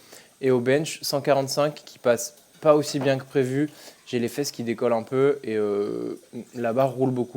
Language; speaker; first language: French; native; French